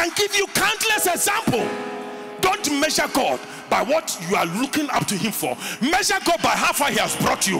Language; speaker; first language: English; non-native, local second language; Akan